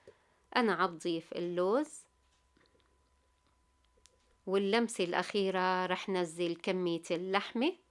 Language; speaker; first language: Arabic; native; Arabic